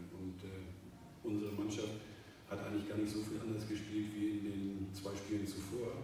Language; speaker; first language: German; native; German